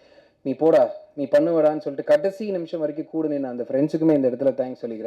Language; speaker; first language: Tamil; native; Tamil